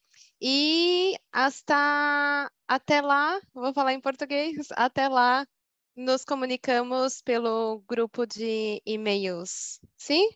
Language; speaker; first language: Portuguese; non-native, learner; Spanish